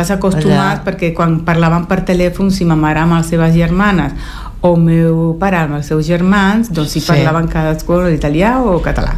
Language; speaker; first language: Catalan; early bilingual, heritage; Spanish